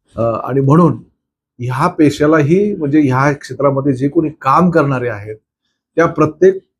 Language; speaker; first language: Marathi; native; Marathi